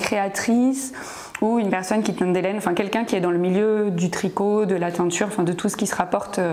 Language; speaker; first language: French; native; French